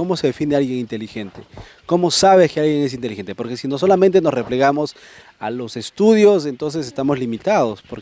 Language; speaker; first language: Spanish; native; Spanish